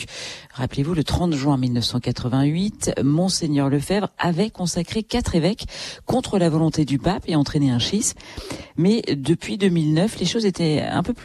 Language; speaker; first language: French; native; French